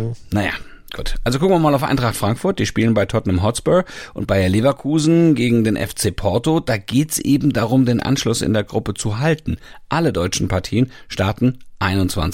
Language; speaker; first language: German; native; German